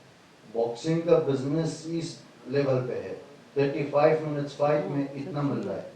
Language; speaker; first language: Hindi; non-native, fluent; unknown